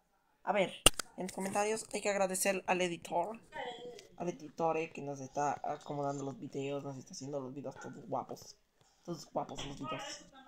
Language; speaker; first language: Spanish; native; Spanish